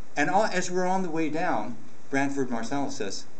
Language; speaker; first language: English; native; English